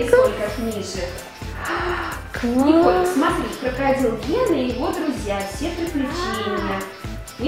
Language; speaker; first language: Russian; native; Russian